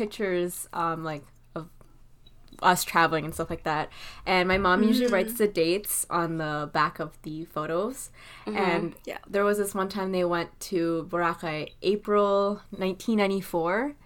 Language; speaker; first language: English; non-native, local second language; Filipino